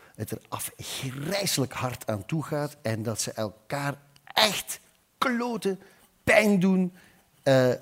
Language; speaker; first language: Dutch; native; Dutch